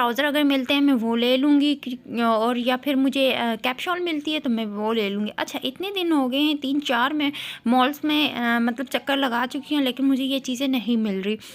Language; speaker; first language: Urdu; native; Urdu